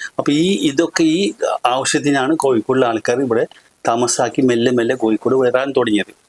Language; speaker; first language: Malayalam; non-native, local second language; Gujarati